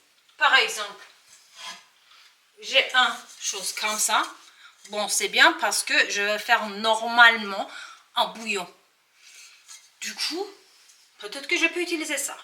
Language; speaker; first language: French; non-native, learner; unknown